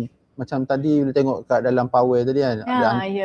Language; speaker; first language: Malay; native; Malay